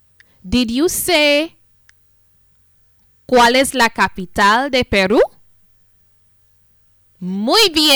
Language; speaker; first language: Spanish; non-native, fluent; English